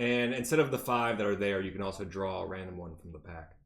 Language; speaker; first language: English; native; English